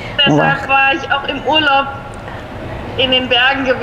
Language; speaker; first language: German; native; German